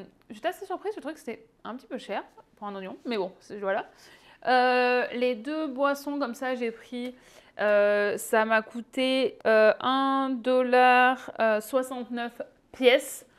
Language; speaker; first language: French; native; French